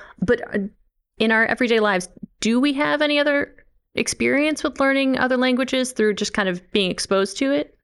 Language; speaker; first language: English; native; English